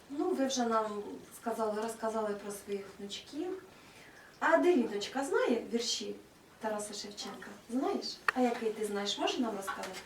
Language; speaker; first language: Ukrainian; native; Ukrainian